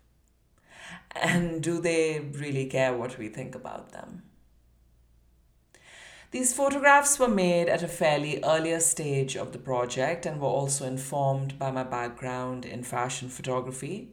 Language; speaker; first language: English; non-native, local second language; Urdu